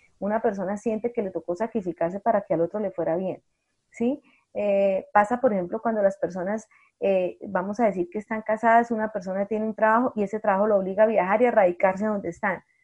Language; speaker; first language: Spanish; native; Spanish